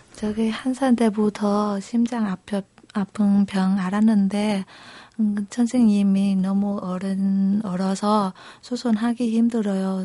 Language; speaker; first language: Korean; non-native, local second language; Vietnamese